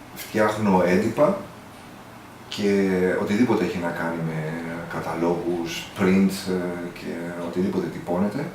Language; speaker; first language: Greek; native; Greek